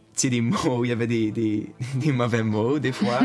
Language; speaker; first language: French; native; French